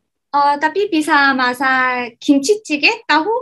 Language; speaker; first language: Indonesian; non-native, learner; Korean